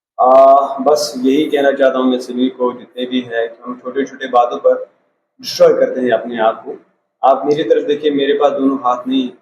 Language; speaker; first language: Hindi; non-native, local second language; Kashmiri